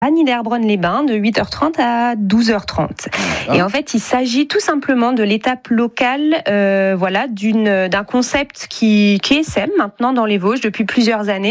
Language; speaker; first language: French; native; French